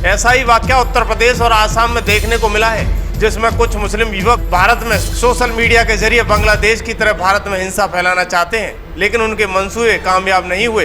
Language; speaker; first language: Hindi; native; Hindi